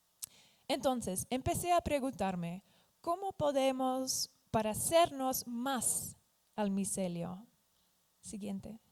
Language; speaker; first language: Spanish; non-native, fluent; Dutch